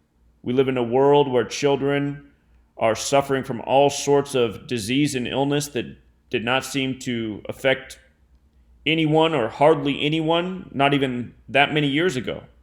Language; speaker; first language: English; native; English